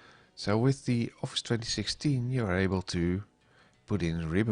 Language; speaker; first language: English; non-native, fluent; Dutch